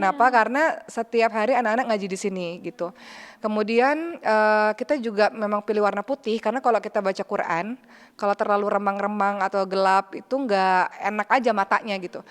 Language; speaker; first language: Indonesian; native; Indonesian